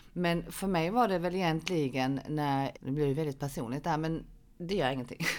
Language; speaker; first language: Swedish; early bilingual, other home language; Korean